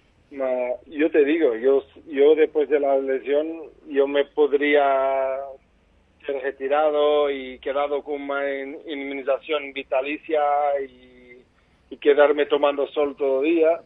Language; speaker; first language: Spanish; non-native, fluent; Portuguese